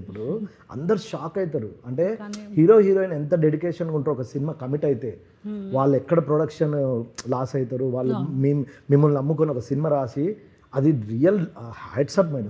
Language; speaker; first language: Telugu; native; Telugu